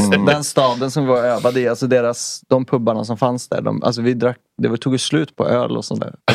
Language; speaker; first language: Swedish; native; Swedish